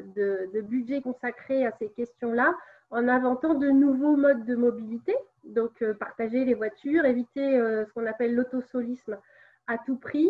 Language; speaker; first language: French; native; French